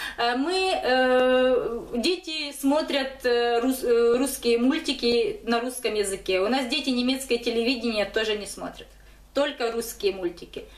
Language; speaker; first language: Russian; native; Russian